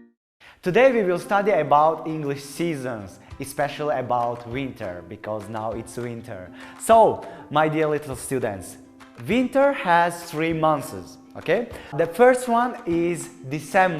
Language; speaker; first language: English; non-native, learner; Tajik